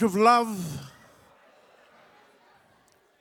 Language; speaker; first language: English; non-native, local second language; Samoan